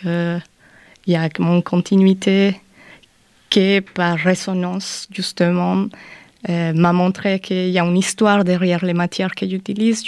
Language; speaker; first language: French; non-native, fluent; Spanish